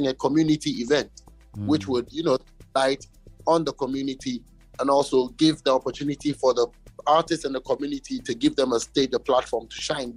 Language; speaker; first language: English; non-native, local second language; Ewe